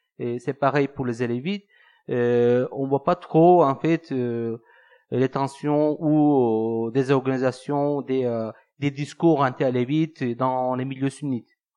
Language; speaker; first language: French; non-native, fluent; Turkish